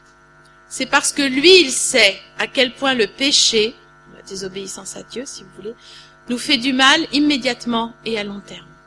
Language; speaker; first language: French; native; French